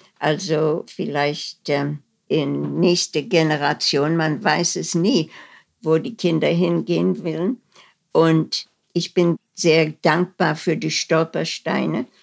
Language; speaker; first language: German; early bilingual, heritage; German